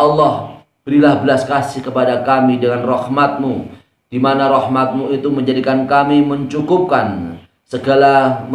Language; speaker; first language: Indonesian; non-native, local second language; Javanese